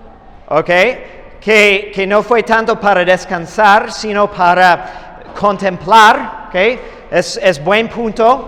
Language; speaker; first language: Spanish; non-native, fluent; English